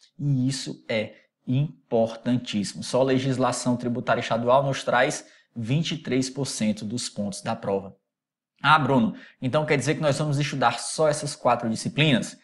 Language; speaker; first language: Portuguese; native; Portuguese